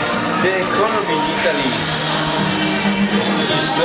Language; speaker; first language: English; non-native, learner; Italian